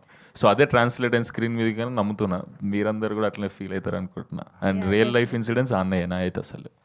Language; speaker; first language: Telugu; native; Telugu